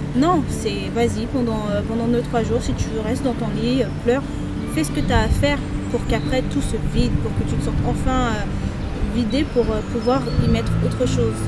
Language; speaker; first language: French; early bilingual, other home language; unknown